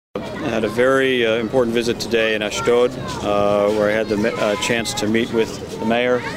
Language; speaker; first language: English; native; English